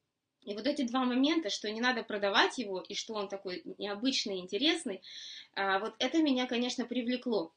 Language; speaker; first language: Russian; native; Russian